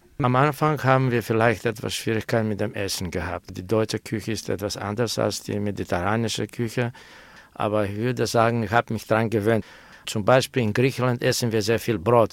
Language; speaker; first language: German; non-native, fluent; Greek